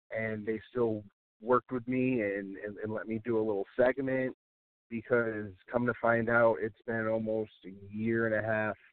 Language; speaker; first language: English; native; English